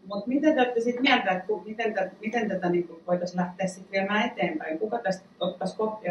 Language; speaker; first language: Finnish; native; Finnish